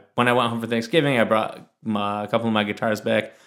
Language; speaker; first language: English; early bilingual, other home language; Hindi